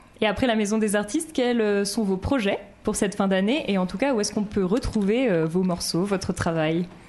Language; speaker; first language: French; native; French